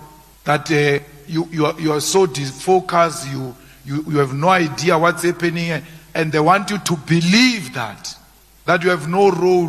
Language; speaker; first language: English; non-native, local second language; Northern Sotho